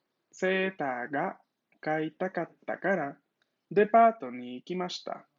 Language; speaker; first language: Japanese; non-native, fluent; Spanish